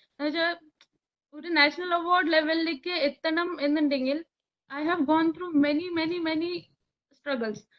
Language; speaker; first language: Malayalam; early bilingual, heritage; Malayalam